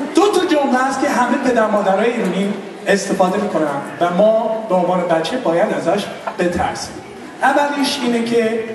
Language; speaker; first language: Persian; early bilingual, heritage; Persian